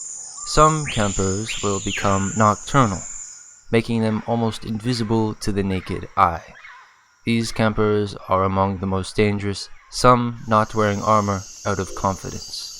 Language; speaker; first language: English; native; English